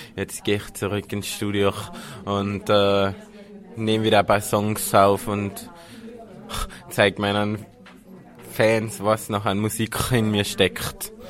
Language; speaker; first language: German; native; German